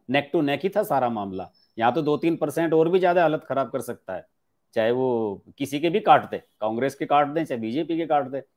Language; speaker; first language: Hindi; native; Hindi